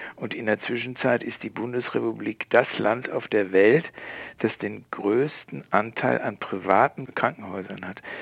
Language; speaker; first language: German; native; German